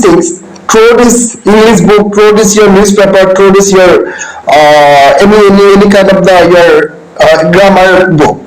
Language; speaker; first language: English; non-native, learner; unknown